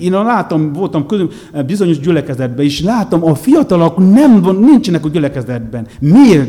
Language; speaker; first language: Hungarian; non-native, learner; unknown